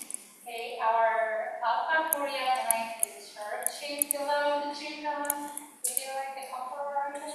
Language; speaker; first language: English; non-native, learner; Korean